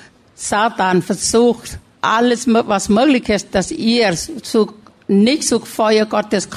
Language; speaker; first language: German; non-native, learner; Thai